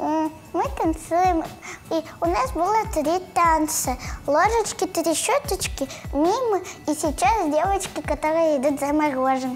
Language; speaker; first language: Russian; native; Russian